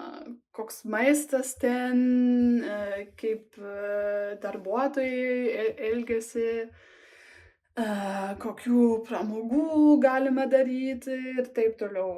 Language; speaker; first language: Lithuanian; non-native, learner; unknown